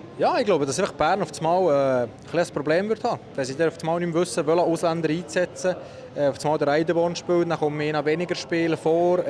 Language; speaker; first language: German; native; German